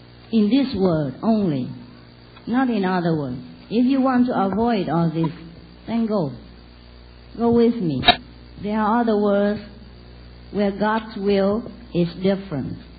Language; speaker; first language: English; non-native, fluent; Vietnamese